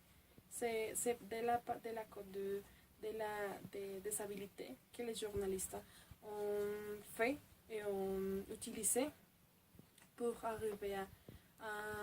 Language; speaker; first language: French; non-native, fluent; Spanish